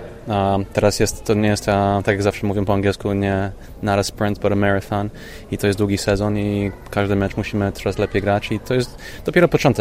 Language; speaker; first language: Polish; early bilingual, heritage; English